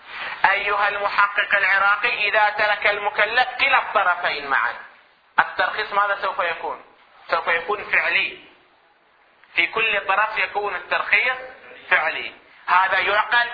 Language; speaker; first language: Arabic; native; Arabic